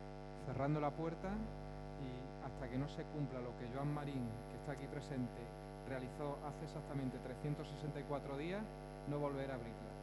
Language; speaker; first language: Spanish; native; Spanish